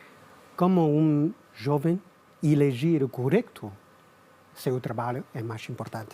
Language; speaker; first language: Portuguese; non-native, learner; Chinese